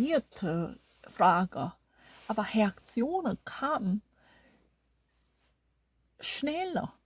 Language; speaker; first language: German; non-native, learner; Korean